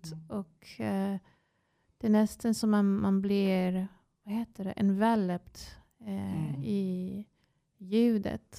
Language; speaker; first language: Swedish; non-native, fluent; English